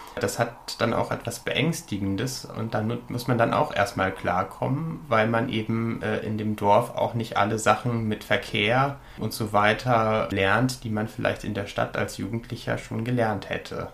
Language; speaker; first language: German; native; German